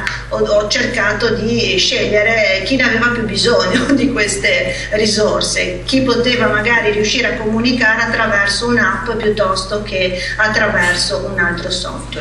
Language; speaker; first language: Italian; native; Italian